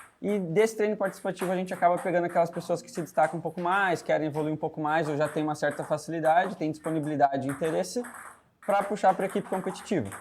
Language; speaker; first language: Portuguese; native; Portuguese